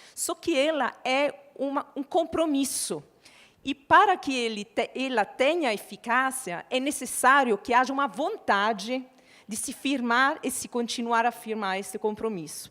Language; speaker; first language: Portuguese; non-native, fluent; Italian